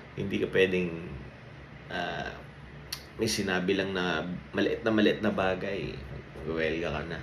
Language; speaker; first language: Filipino; native; Filipino